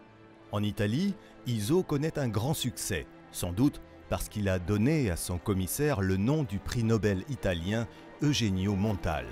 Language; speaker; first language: French; native; French